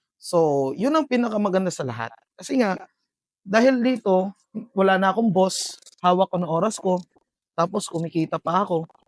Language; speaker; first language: Filipino; non-native, local second language; Iloko